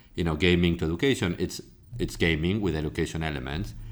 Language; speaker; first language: English; non-native, fluent; Spanish